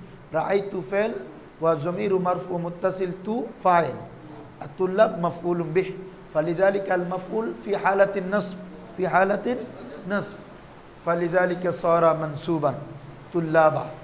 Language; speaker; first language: Arabic; non-native, fluent; Bangla